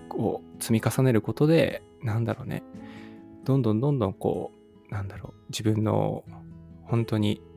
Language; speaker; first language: Japanese; native; Japanese